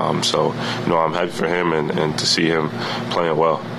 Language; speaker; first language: English; native; English